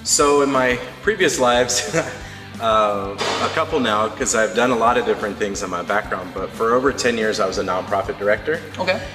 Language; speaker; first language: English; native; English